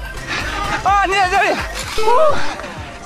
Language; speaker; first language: Chinese; non-native, learner; Japanese